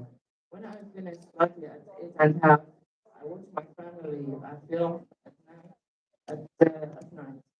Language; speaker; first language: English; non-native, learner; Arabic